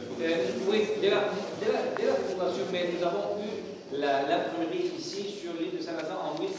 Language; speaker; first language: French; non-native, learner; Armenian